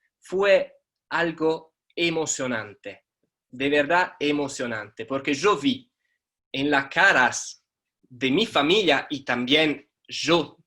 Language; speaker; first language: Spanish; non-native, fluent; Italian